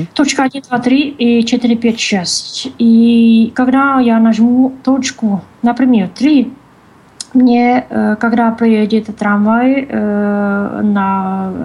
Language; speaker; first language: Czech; non-native, learner; Russian